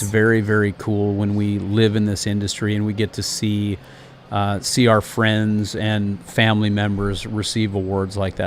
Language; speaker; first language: English; native; English